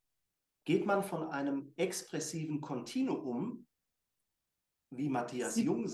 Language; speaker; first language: German; native; German